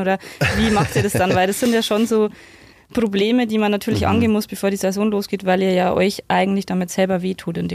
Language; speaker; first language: German; native; German